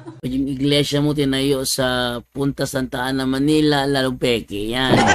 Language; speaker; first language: Filipino; non-native, local second language; Cebuano